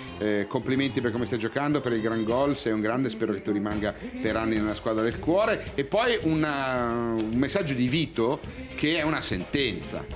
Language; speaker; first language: Italian; native; Italian